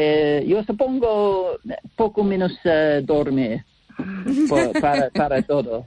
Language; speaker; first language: Spanish; non-native, learner; English